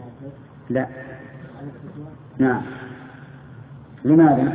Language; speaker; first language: Arabic; native; Arabic